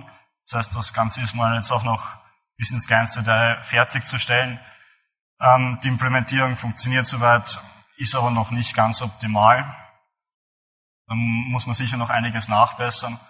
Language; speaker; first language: German; native; German